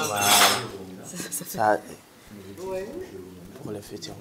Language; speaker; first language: French; non-native, local second language; Bambara